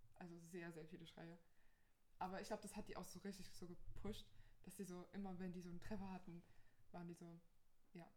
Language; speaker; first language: German; non-native, fluent; Portuguese